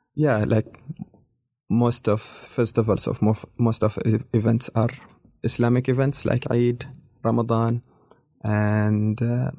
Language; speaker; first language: English; non-native, learner; Arabic